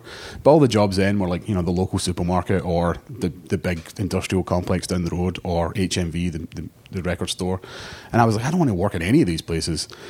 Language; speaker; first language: English; native; English